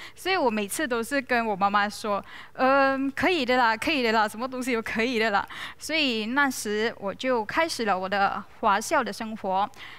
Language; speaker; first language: Chinese; non-native, local second language; Malay